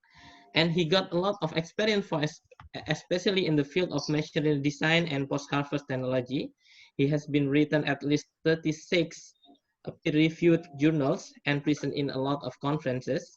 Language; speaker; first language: English; non-native, fluent; Indonesian